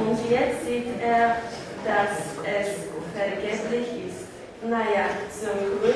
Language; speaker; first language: German; non-native, learner; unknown